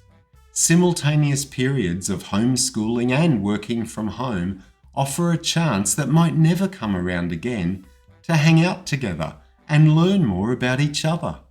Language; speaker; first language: English; native; English